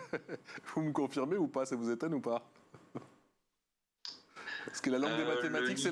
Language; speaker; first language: French; native; French